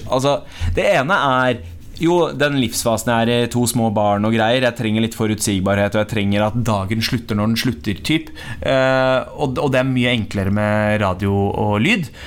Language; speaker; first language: Norwegian; early bilingual, other home language; Punjabi